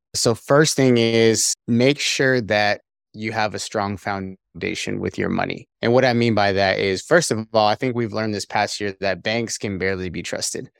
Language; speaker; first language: English; native; English